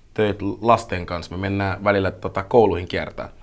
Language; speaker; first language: Finnish; early bilingual, other home language; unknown